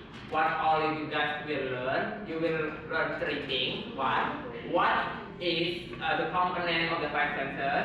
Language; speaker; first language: English; non-native, learner; Indonesian